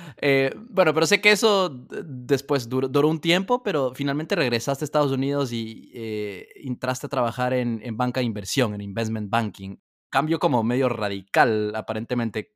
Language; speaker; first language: Spanish; native; Spanish